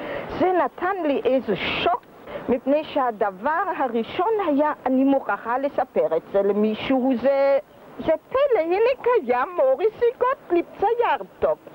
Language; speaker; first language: Hebrew; early bilingual, other home language; German